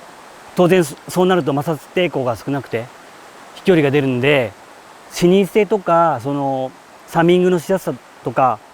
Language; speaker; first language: Japanese; native; Japanese